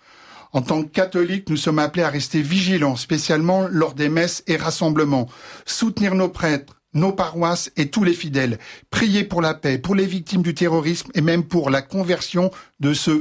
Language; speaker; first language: French; native; French